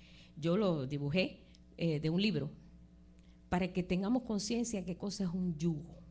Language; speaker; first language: Spanish; native; Spanish